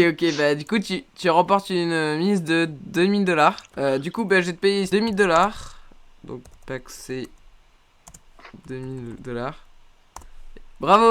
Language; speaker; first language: French; native; French